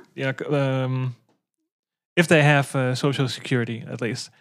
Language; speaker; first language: English; non-native, fluent; Dutch